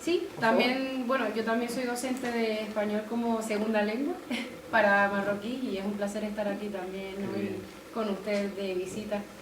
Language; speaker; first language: Spanish; early bilingual, other home language; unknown